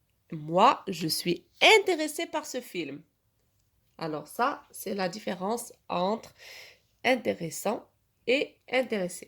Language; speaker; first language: French; non-native, local second language; Arabic